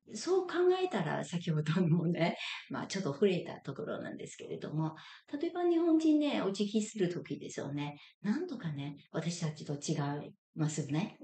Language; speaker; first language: Japanese; non-native, fluent; Chinese